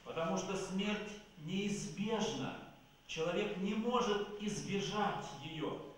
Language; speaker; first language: Russian; native; Russian